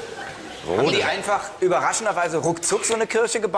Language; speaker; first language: German; native; German